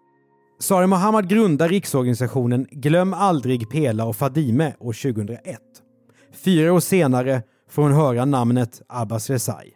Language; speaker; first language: Swedish; native; Swedish